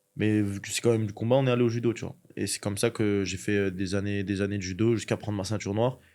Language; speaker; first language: French; early bilingual, other home language; Chechen